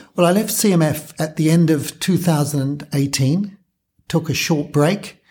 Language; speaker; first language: English; native; English